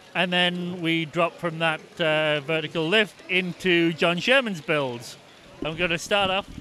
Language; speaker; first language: English; native; English